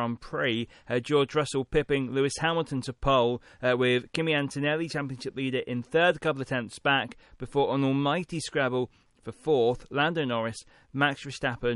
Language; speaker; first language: English; native; English